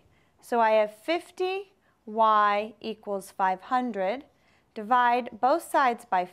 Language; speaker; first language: English; native; English